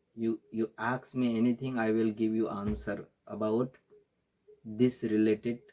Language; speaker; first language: English; non-native, local second language; Marathi